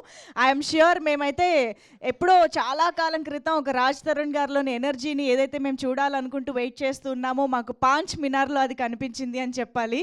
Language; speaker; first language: Telugu; native; Telugu